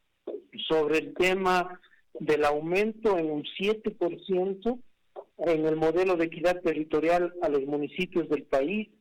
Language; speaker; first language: Spanish; native; Spanish